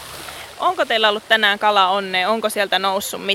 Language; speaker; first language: Finnish; native; Finnish